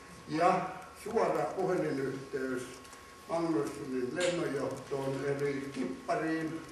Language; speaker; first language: Finnish; native; Finnish